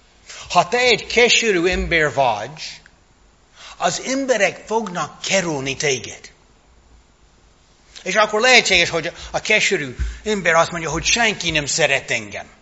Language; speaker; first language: Hungarian; non-native, fluent; English